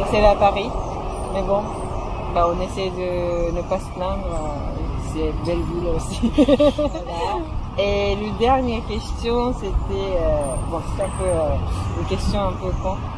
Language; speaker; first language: French; non-native, fluent; Japanese